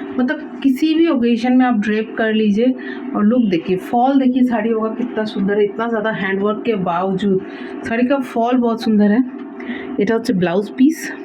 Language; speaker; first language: Hindi; non-native, local second language; Bangla